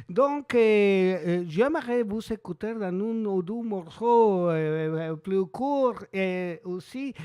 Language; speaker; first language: French; non-native, learner; Spanish